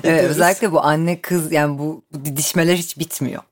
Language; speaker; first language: Turkish; native; Turkish